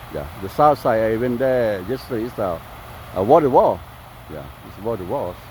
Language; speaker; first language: English; non-native, learner; Lao